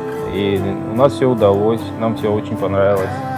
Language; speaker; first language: Russian; native; Russian